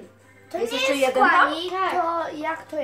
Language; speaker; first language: Polish; early bilingual, heritage; Polish